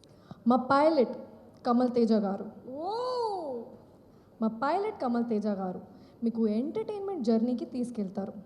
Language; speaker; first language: Telugu; non-native, local second language; Hindi